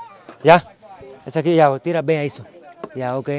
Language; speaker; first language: Portuguese; non-native, learner; Vietnamese